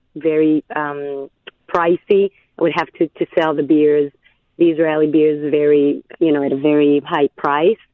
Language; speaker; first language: English; non-native, fluent; Hebrew